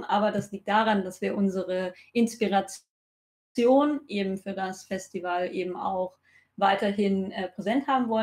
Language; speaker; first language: German; native; German